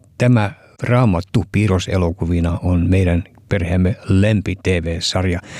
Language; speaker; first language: Finnish; early bilingual, heritage; Finnish